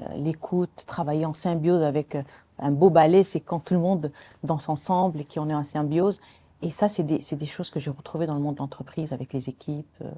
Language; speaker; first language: French; non-native, local second language; Arabic